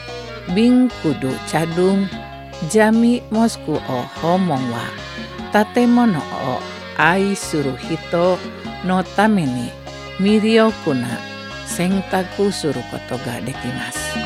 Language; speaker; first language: Japanese; non-native, learner; Indonesian